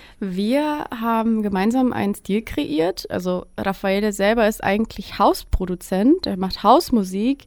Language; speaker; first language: German; early bilingual, other home language; Russian